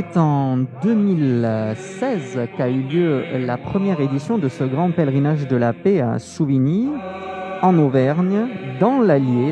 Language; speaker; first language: French; native; French